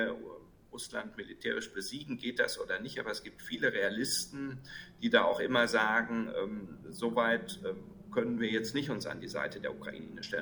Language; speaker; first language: German; native; German